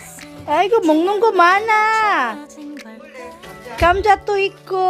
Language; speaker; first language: Korean; non-native, fluent; Filipino